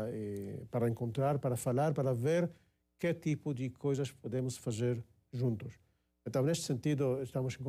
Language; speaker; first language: Portuguese; non-native, fluent; Hebrew